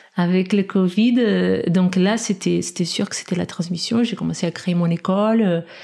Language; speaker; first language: French; non-native, fluent; Portuguese